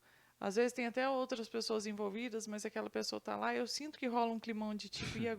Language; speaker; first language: Portuguese; native; Portuguese